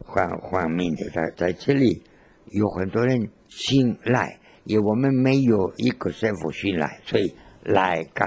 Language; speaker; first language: Chinese; non-native, learner; Spanish